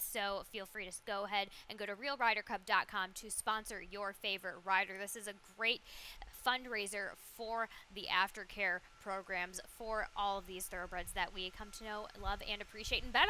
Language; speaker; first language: English; native; English